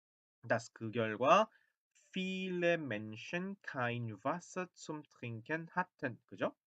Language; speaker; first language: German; non-native, fluent; Korean